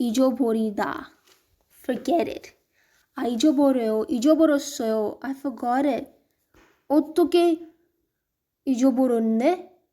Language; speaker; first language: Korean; non-native, learner; Hindi